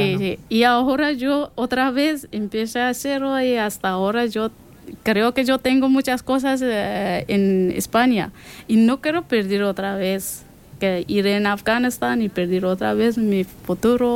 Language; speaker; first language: Spanish; non-native, learner; Persian